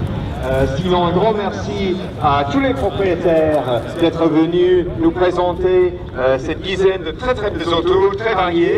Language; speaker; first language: French; native; French